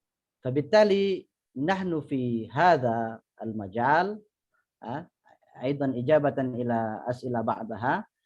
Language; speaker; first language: Arabic; non-native, fluent; Indonesian